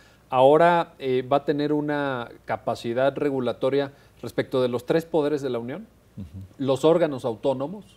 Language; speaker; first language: Spanish; native; Spanish